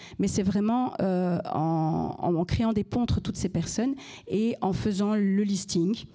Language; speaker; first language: French; native; French